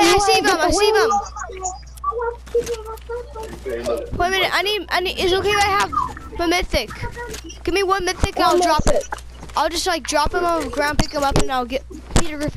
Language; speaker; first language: English; native; English